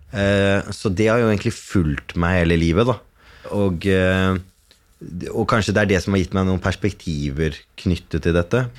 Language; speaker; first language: Norwegian; early bilingual, other home language; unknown